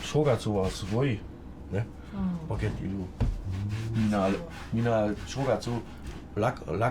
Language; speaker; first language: Japanese; non-native, learner; German